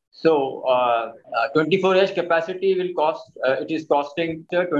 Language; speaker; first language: Telugu; non-native, local second language; Hindi